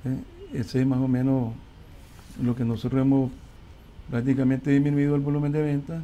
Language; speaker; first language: Spanish; native; Spanish